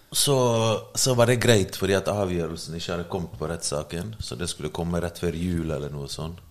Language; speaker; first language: Norwegian; early bilingual, other home language; Bosnian